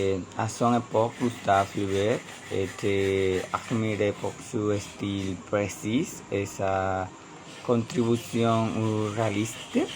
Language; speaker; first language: French; non-native, learner; Spanish